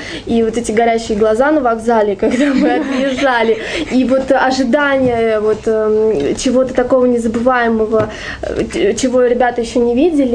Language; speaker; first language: Russian; native; Russian